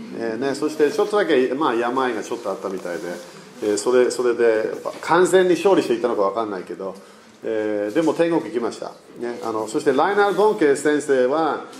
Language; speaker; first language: Japanese; native; Japanese